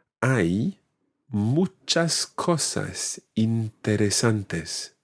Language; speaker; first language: Spanish; non-native, fluent; English